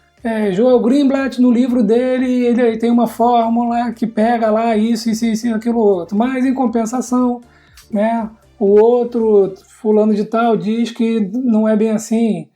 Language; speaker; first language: Portuguese; native; Portuguese